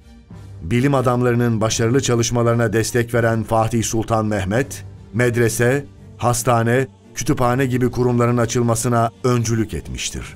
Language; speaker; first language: Turkish; native; Turkish